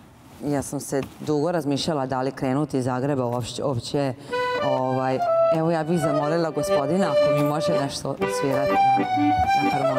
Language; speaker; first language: Serbian; native; Serbian